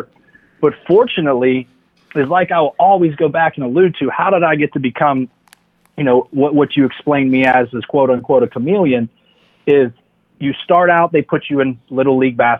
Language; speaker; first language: English; native; English